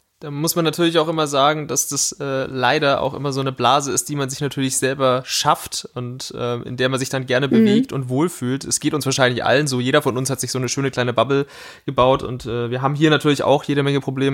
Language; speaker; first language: German; native; German